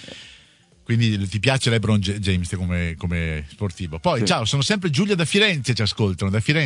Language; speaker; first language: Italian; native; Italian